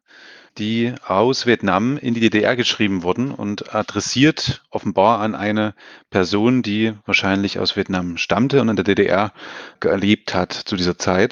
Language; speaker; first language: German; native; German